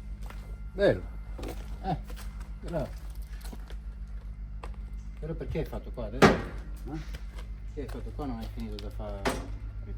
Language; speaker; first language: Italian; native; Italian